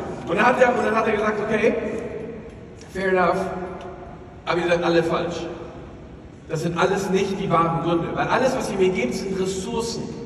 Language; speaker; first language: German; native; German